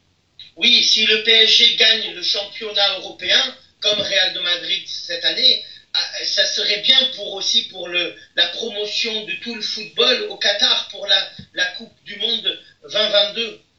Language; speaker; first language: French; native; French